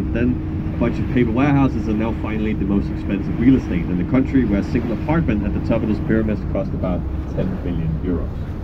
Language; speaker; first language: English; non-native, fluent; Danish